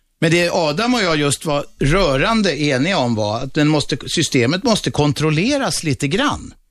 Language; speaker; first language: Swedish; native; Swedish